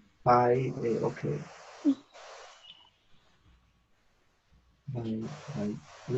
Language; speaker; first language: English; non-native, learner; Spanish